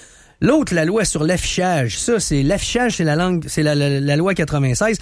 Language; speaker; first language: French; native; French